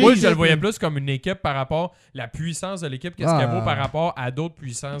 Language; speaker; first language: French; native; French